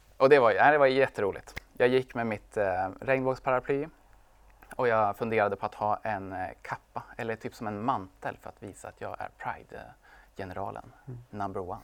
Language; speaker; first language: Swedish; native; Swedish